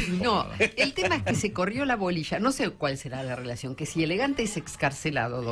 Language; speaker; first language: Spanish; native; Spanish